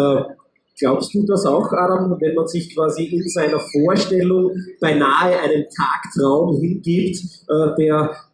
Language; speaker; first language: German; native; German